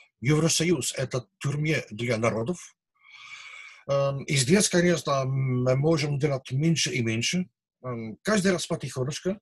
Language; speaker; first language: Russian; non-native, learner; Dutch